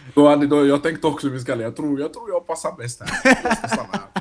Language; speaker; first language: Swedish; early bilingual, other home language; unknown